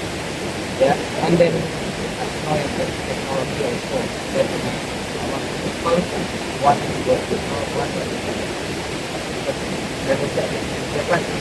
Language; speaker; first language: English; non-native, learner; Indonesian